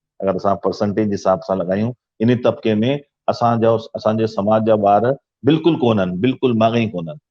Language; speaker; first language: Sindhi; early bilingual, heritage; Sindhi